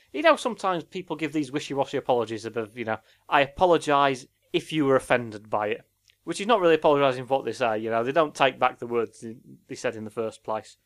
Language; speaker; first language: English; native; English